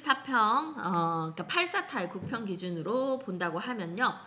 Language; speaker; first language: Korean; native; Korean